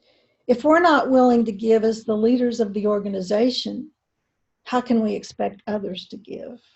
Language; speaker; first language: English; native; English